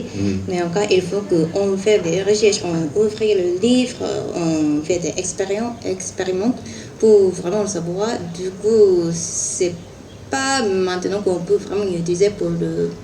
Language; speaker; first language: French; non-native, fluent; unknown